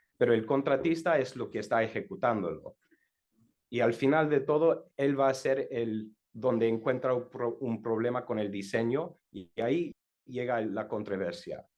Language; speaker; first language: Spanish; non-native, learner; English